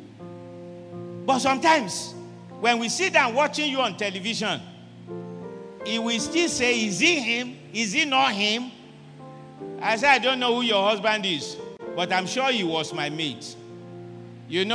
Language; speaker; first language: English; non-native, local second language; Yoruba